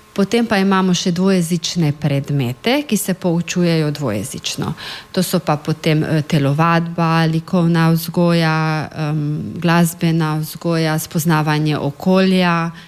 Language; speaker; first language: Slovenian; native; Slovenian